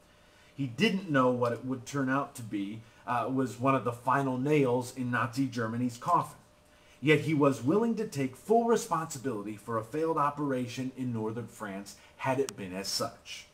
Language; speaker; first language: English; native; English